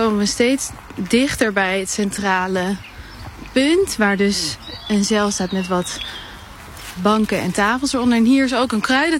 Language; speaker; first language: Dutch; native; Dutch